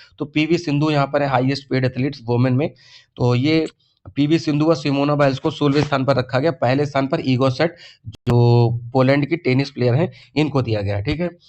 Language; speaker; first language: Hindi; native; Hindi